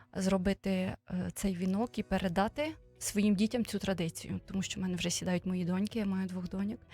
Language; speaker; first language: Ukrainian; native; Ukrainian